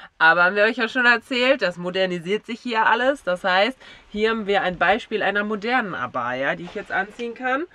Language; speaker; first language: German; native; German